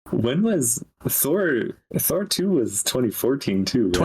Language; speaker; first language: English; native; English